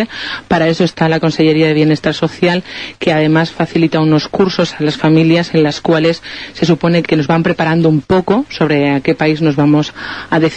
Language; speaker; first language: Spanish; native; Spanish